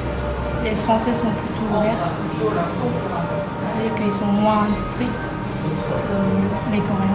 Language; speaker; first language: French; non-native, fluent; Korean